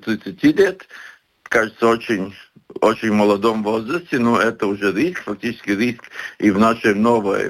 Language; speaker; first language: Russian; non-native, local second language; Latvian